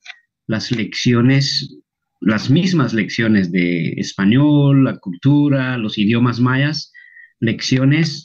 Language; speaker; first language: Spanish; non-native, local second language; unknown